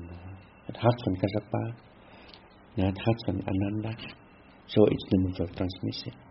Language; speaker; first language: Dutch; non-native, fluent; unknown